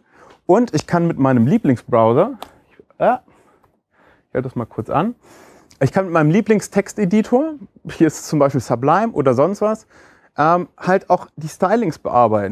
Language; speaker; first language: German; native; German